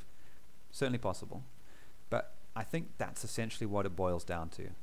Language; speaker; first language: English; native; English